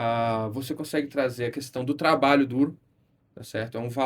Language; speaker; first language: Portuguese; native; Portuguese